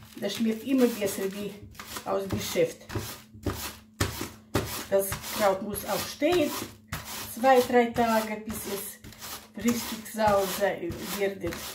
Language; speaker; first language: German; non-native, local second language; Russian